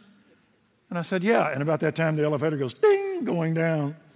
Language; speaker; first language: English; native; English